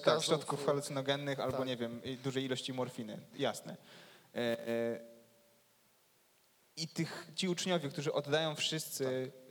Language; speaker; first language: Polish; native; Polish